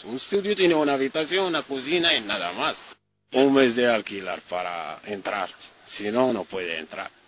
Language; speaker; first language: Spanish; non-native, learner; Arabic